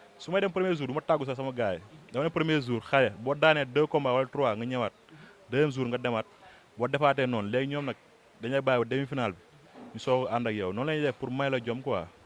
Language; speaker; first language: Wolof; native; Wolof